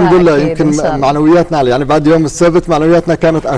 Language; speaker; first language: Arabic; native; Arabic